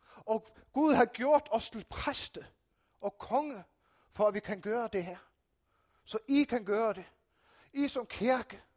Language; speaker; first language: Danish; non-native, local second language; Faroese